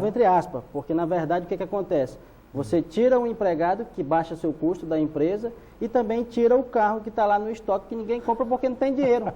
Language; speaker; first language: Portuguese; native; Portuguese